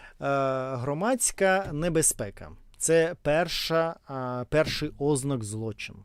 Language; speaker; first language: Ukrainian; non-native, local second language; Russian